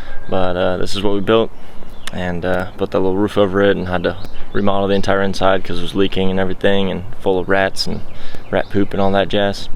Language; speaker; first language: English; native; English